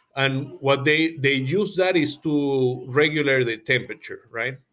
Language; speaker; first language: English; non-native, fluent; Spanish